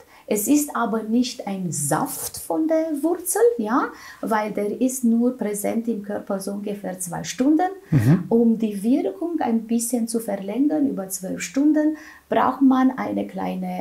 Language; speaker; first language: German; non-native, fluent; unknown